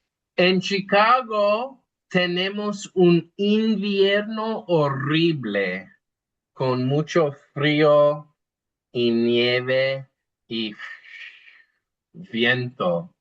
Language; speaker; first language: Spanish; non-native, fluent; English